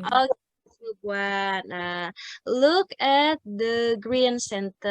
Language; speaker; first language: English; non-native, fluent; Indonesian